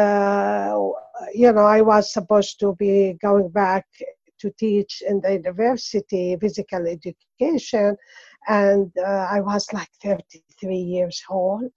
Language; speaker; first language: English; non-native, learner; Arabic